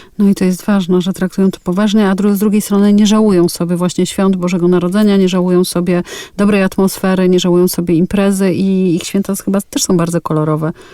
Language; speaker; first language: Polish; native; Polish